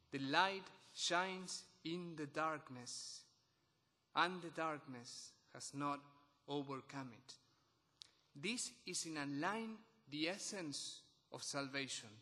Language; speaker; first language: English; non-native, fluent; Spanish